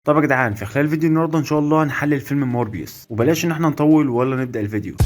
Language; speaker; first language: Arabic; native; Arabic